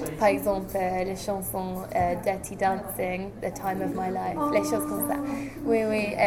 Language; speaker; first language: French; non-native, fluent; English